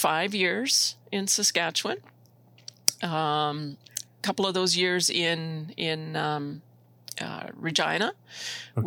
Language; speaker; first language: English; native; English